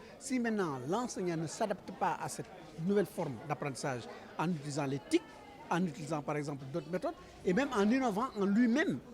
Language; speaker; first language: French; non-native, local second language; Wolof